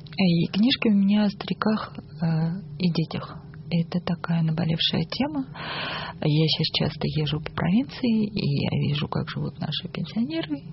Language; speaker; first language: Russian; non-native, local second language; Armenian